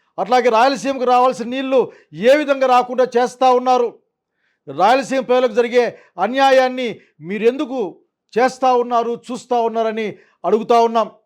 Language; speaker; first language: Telugu; native; Telugu